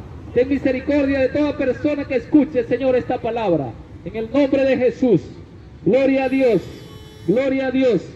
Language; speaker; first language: Spanish; native; Spanish